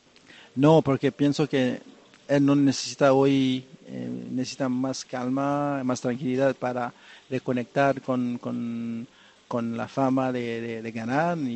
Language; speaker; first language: Spanish; non-native, fluent; French